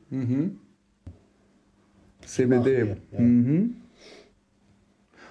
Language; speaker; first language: German; native; German